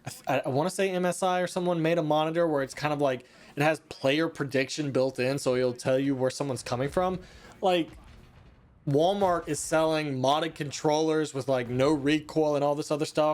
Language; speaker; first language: English; native; English